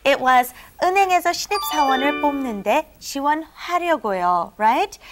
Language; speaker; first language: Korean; non-native, learner; English